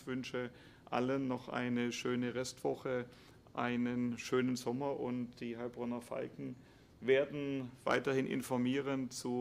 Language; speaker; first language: German; native; German